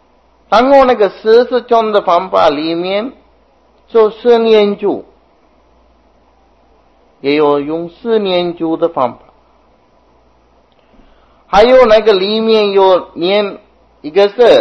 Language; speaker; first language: Chinese; non-native, fluent; Sinhala